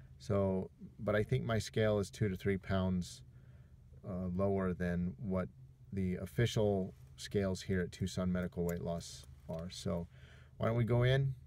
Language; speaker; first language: English; native; English